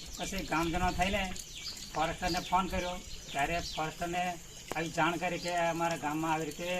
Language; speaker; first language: Gujarati; non-native, local second language; Rathawi